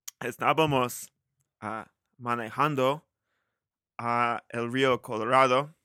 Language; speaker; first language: Spanish; non-native, learner; English